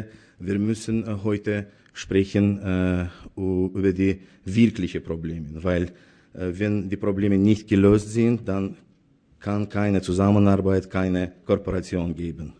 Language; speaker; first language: German; non-native, fluent; Azerbaijani